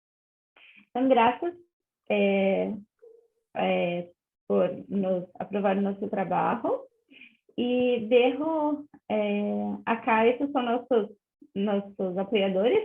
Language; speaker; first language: Spanish; non-native, learner; Portuguese